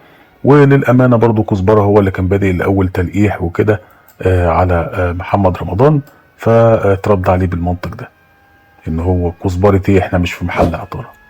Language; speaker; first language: Arabic; native; Arabic